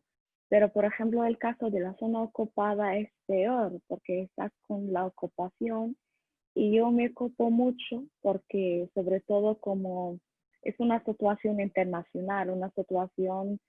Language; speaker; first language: Spanish; non-native, learner; Arabic